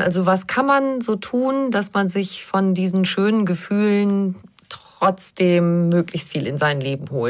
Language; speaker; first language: German; native; German